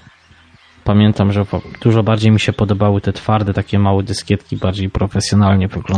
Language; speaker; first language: Polish; native; Polish